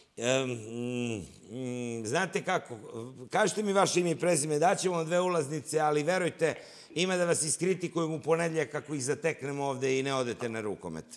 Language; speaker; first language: Serbian; native; Serbian